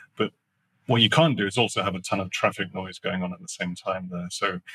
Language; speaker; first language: English; native; English